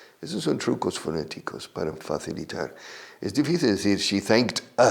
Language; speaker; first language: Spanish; non-native, fluent; English